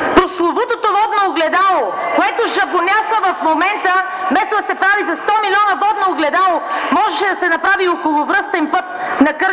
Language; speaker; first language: Bulgarian; native; Bulgarian